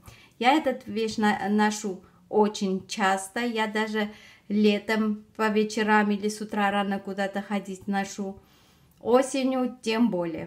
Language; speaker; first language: Russian; non-native, fluent; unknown